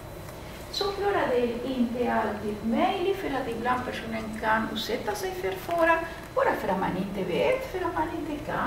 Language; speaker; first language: Swedish; non-native, fluent; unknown